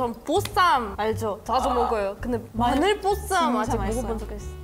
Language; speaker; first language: Korean; non-native, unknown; German